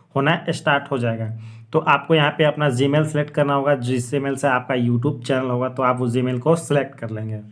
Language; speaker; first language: Hindi; native; Hindi